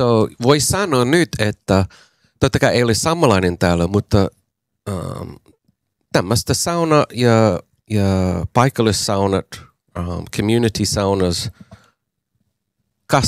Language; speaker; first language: Finnish; non-native, learner; English